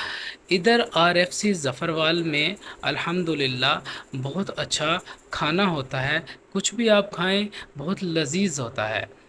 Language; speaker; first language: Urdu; non-native, local second language; Punjabi